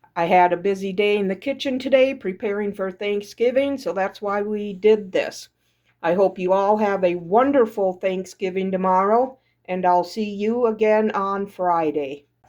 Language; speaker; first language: English; native; English